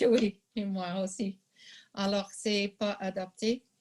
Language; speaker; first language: French; non-native, local second language; English